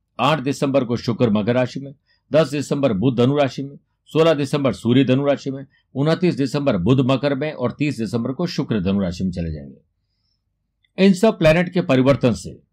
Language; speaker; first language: Hindi; native; Hindi